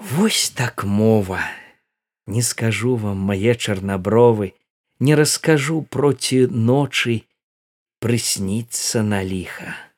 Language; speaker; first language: Belarusian; native; Belarusian